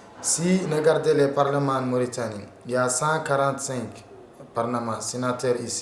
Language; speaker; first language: French; non-native, learner; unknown